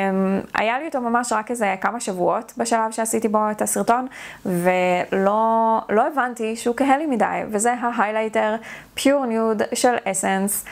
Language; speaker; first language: Hebrew; native; Hebrew